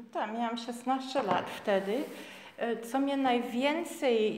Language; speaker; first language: Polish; early bilingual, heritage; Polish